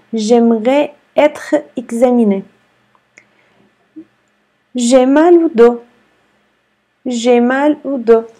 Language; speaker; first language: French; non-native, fluent; Arabic